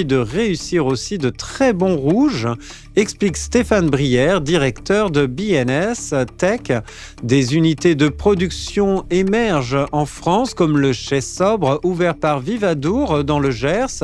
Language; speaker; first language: French; native; French